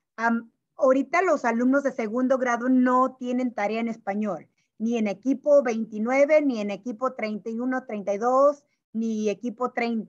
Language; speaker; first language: Spanish; early bilingual, heritage; Spanish